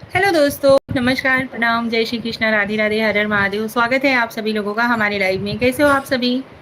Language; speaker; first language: Hindi; native; Hindi